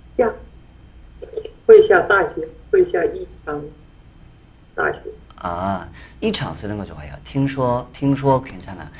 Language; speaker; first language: Chinese; non-native, learner; Korean